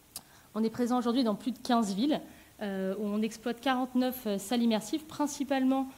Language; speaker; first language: French; native; French